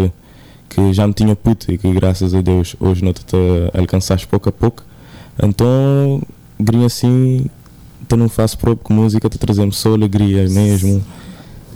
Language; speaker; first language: Portuguese; non-native, local second language; Kabuverdianu